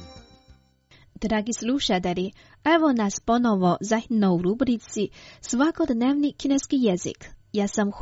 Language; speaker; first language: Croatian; non-native, fluent; Chinese